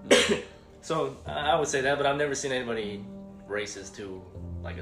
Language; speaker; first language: English; native; English